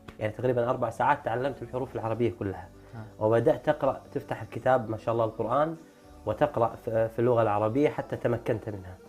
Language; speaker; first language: Arabic; native; Arabic